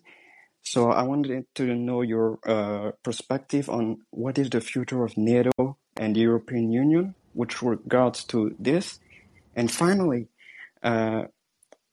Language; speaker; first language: English; non-native, fluent; French